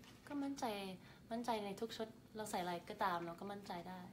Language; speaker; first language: Thai; early bilingual, heritage; Thai